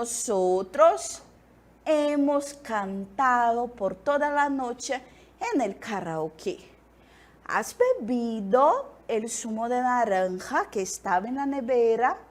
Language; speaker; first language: Spanish; non-native, fluent; Portuguese